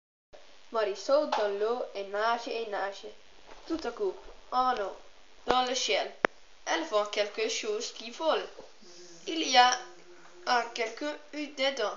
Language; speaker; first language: French; non-native, learner; Dutch